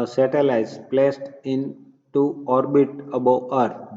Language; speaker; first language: English; non-native, local second language; Gujarati